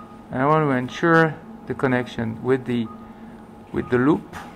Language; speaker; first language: English; non-native, fluent; French